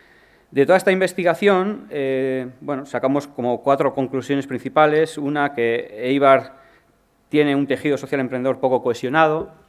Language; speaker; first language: Spanish; native; Spanish